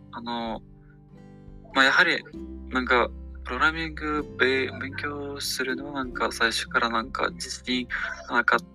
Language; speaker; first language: Japanese; non-native, learner; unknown